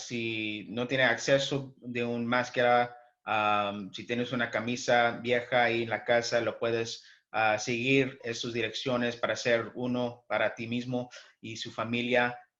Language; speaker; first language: Spanish; early bilingual, heritage; English